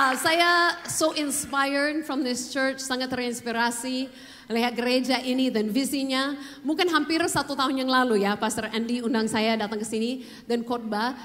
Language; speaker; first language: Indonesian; non-native, fluent; English